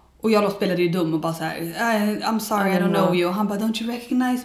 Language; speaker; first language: Swedish; native; Swedish